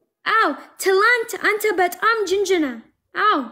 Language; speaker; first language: Amharic; non-native, learner; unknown